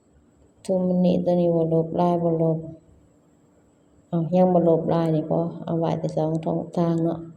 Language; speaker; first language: Thai; non-native, local second language; Lao